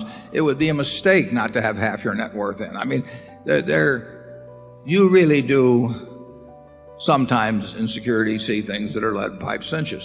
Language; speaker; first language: English; native; English